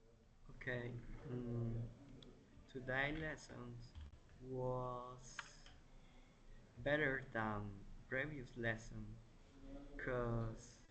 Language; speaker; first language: English; non-native, learner; Spanish